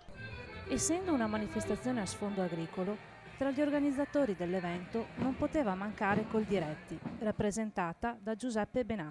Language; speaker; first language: Italian; native; Italian